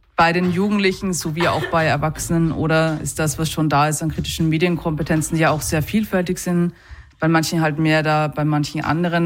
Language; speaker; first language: German; native; German